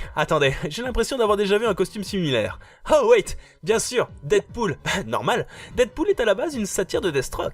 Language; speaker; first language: French; native; French